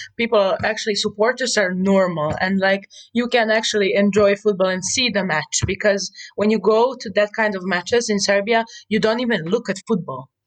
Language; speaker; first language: English; non-native, fluent; Serbian